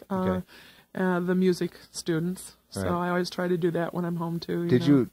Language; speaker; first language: English; native; English